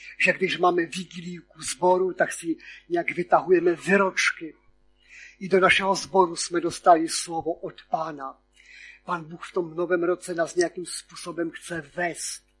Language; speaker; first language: Czech; non-native, local second language; Polish